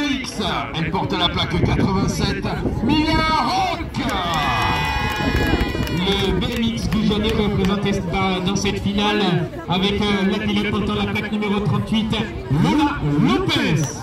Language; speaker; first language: French; native; French